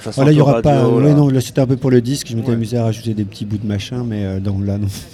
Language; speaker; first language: French; native; French